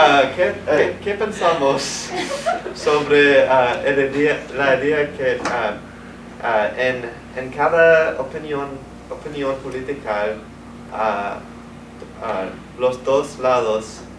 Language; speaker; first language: Spanish; non-native, learner; English